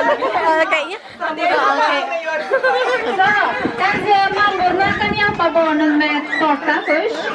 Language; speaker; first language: Swedish; non-native, learner; Indonesian